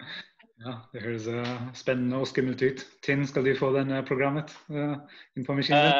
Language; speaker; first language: Norwegian; non-native, fluent; English